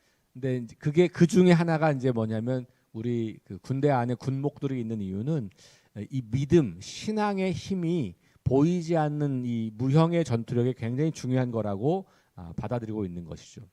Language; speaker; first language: Korean; native; Korean